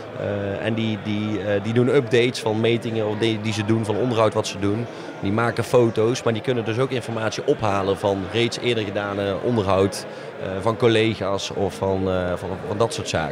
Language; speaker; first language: Dutch; native; Dutch